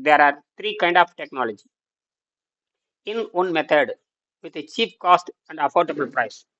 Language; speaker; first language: English; non-native, local second language; Tamil